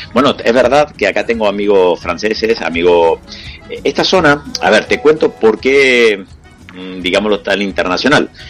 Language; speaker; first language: Spanish; native; Spanish